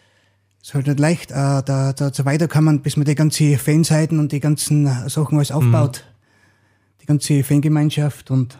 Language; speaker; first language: German; native; German